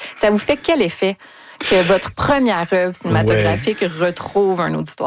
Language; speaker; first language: French; native; French